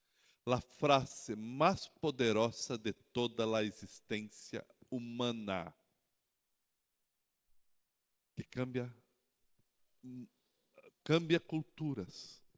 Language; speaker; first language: Spanish; non-native, learner; Portuguese